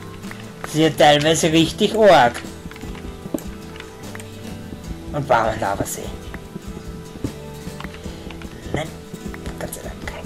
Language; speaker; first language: German; native; German